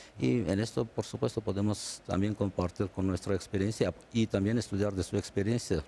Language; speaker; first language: Spanish; non-native, fluent; Armenian